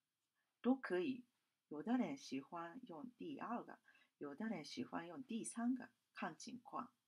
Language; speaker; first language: Chinese; non-native, fluent; Japanese